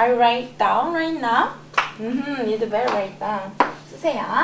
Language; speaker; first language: English; non-native, learner; Korean